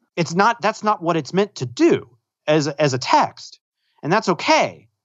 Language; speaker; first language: English; native; English